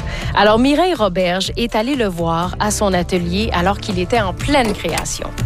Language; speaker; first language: French; native; French